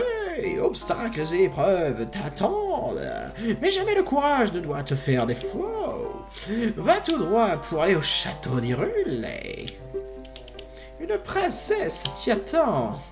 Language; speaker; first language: French; native; French